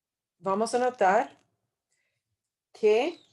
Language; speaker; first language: Spanish; non-native, fluent; English